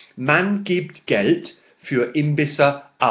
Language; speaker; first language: German; non-native, fluent; English